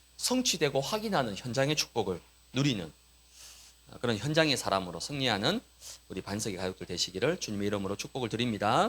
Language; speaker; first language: Korean; native; Korean